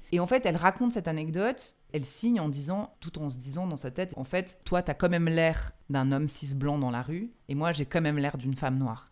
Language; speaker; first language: French; early bilingual, other home language; Polish